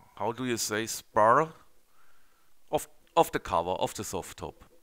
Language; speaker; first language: English; non-native, learner; German